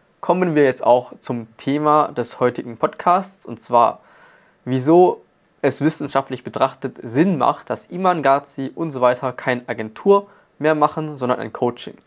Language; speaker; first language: German; native; German